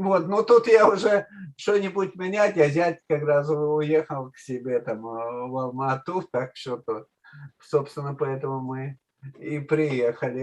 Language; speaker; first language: Russian; native; Russian